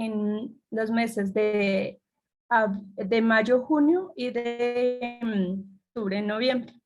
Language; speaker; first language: Spanish; native; Spanish